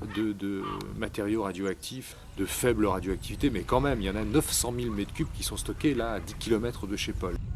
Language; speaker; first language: French; native; French